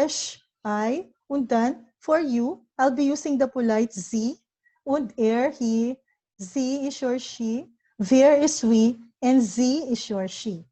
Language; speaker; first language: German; non-native, learner; Filipino